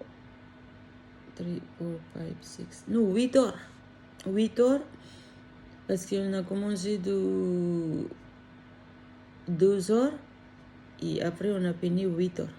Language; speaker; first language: French; non-native, learner; Filipino